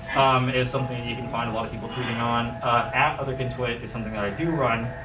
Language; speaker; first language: English; native; English